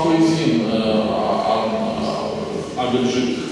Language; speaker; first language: French; non-native, learner; Russian